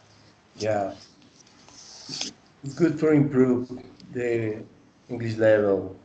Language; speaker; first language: English; non-native, learner; Spanish